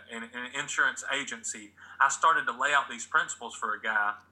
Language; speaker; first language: English; native; English